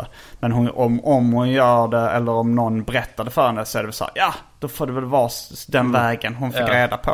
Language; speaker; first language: Swedish; native; Swedish